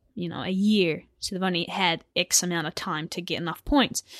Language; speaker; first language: English; native; English